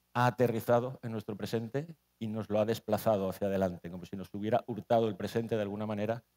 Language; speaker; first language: Spanish; native; Spanish